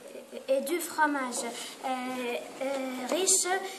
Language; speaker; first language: French; non-native, learner; Arabic